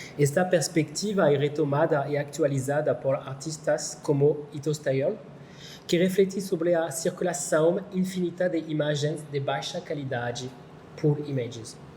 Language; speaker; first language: Portuguese; non-native, learner; French